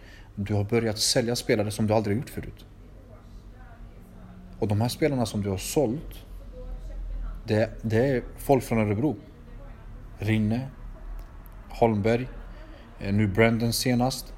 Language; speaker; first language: Swedish; early bilingual, other home language; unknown